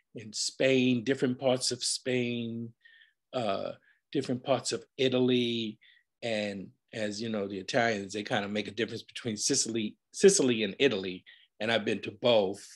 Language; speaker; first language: English; native; English